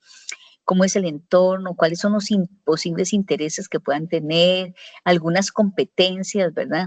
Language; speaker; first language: Spanish; native; Spanish